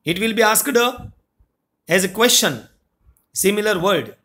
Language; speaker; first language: English; non-native, local second language; Gujarati